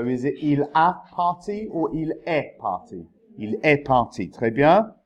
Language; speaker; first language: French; non-native, fluent; English